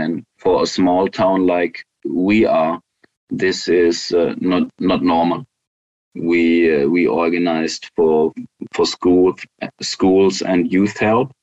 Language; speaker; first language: English; non-native, fluent; German